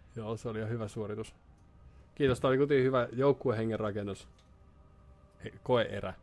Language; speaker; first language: Finnish; native; Finnish